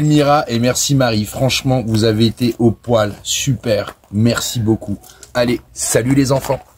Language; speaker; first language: French; native; French